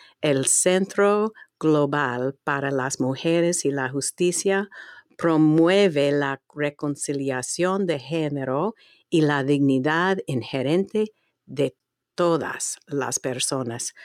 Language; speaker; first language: Spanish; non-native, fluent; English